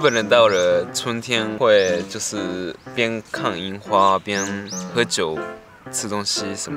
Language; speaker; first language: Chinese; early bilingual, heritage; Japanese